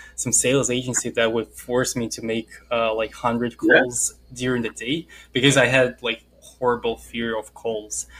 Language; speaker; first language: English; non-native, fluent; Russian